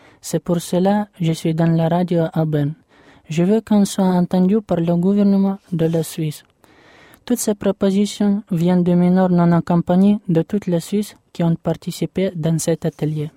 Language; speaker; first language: French; non-native, fluent; Russian